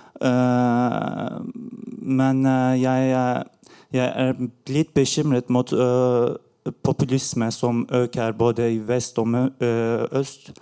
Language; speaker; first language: Norwegian; non-native, learner; Turkish